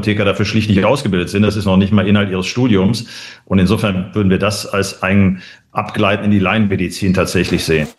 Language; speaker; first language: German; native; German